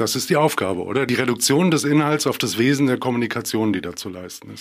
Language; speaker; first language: German; native; German